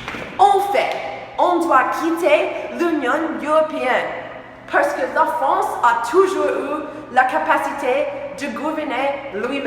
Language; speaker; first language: French; non-native, learner; English